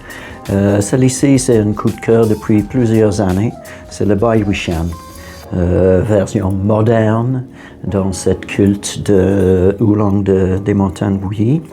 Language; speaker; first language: French; non-native, fluent; English